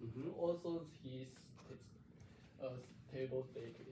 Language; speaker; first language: English; non-native, learner; Chinese